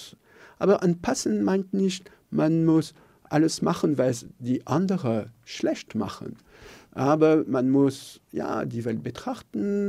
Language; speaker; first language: German; non-native, local second language; French